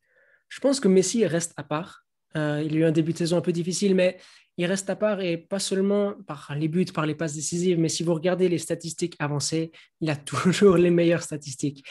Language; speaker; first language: French; native; French